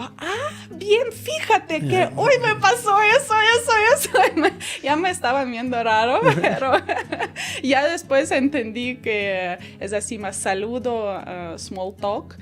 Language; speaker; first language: Spanish; non-native, fluent; Ukrainian